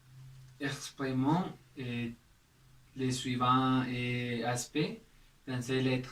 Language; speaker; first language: French; non-native, learner; Spanish